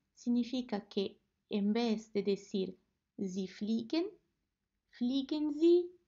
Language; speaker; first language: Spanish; non-native, fluent; Italian